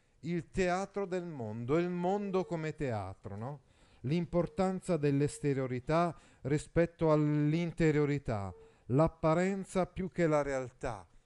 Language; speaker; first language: Italian; native; Italian